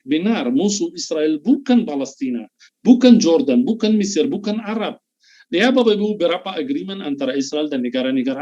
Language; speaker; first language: Indonesian; non-native, fluent; Arabic